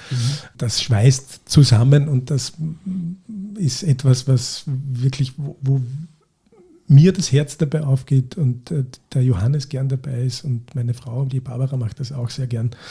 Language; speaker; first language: German; native; German